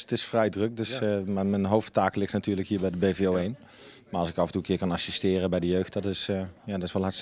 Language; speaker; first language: Dutch; native; Dutch